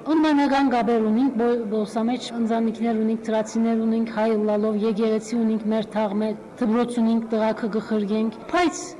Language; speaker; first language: Armenian; non-native, local second language; Turkish